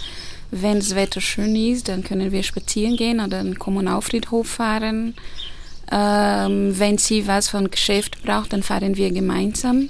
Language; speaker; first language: German; non-native, fluent; Portuguese